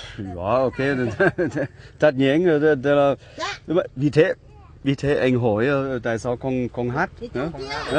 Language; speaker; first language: Vietnamese; non-native, learner; German